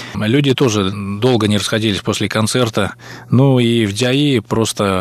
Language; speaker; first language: Russian; native; Russian